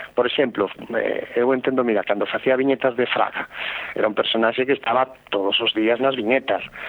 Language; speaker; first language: Galician; non-native, local second language; Spanish